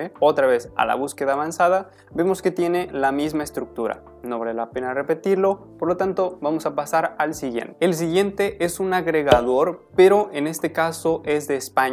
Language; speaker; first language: Spanish; native; Spanish